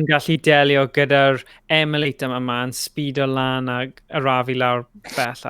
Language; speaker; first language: Welsh; native; Welsh